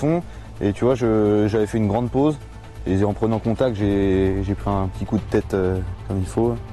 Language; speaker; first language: French; native; French